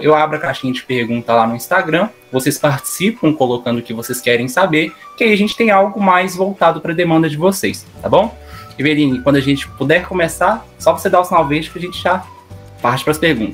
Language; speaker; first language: Portuguese; native; Portuguese